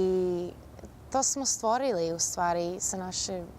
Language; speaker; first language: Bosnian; early bilingual, heritage; Bosnian